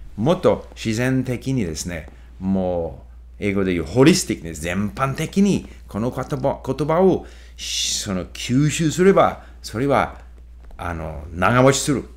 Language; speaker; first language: Japanese; non-native, fluent; English